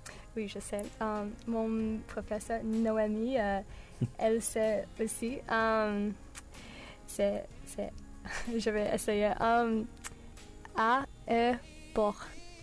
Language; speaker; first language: French; non-native, learner; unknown